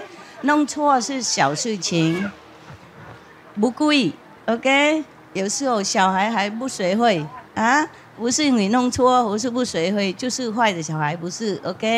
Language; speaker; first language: Chinese; non-native, fluent; Vietnamese